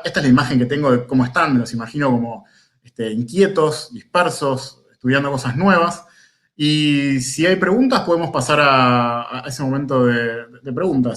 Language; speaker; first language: Spanish; native; Spanish